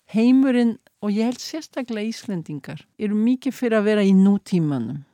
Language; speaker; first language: Icelandic; early bilingual, heritage; Icelandic